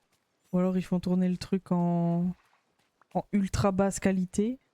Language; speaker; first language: French; native; French